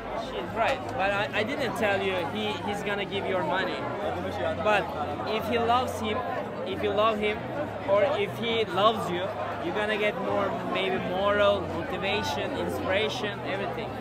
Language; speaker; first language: English; non-native, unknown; Turkish